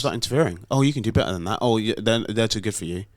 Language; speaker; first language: English; native; English